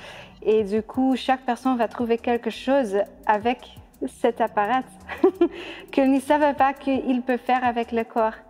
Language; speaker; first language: French; non-native, fluent; Dutch